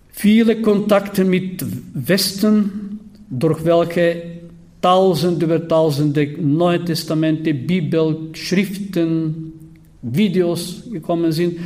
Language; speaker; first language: German; non-native, fluent; Bulgarian